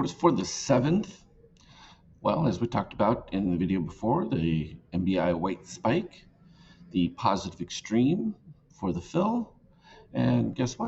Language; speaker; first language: English; native; English